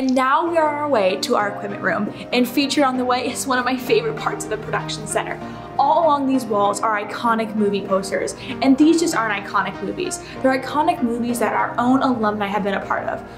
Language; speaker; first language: English; native; English